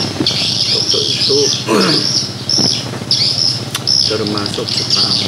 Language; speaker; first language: Indonesian; non-native, learner; Korean